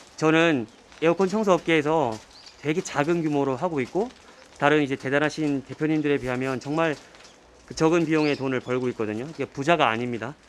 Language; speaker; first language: Korean; early bilingual, heritage; Korean